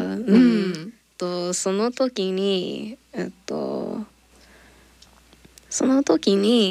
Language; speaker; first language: Japanese; non-native, learner; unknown